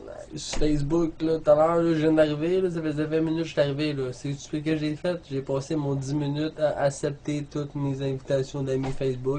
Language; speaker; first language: French; native; French